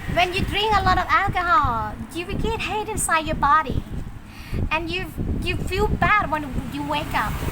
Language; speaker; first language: English; non-native, learner; Thai